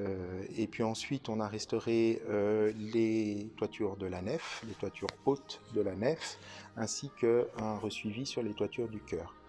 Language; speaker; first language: French; native; French